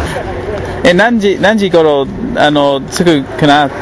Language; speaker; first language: Japanese; non-native, learner; English